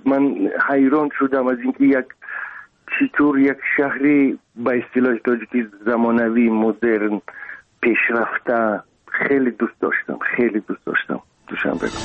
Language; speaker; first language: Persian; non-native, local second language; Russian